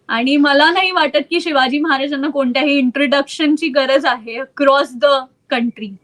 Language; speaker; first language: Marathi; native; Marathi